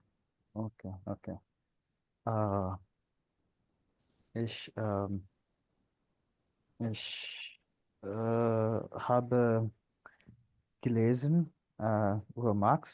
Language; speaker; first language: German; non-native, learner; Punjabi